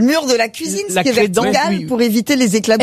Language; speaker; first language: French; native; French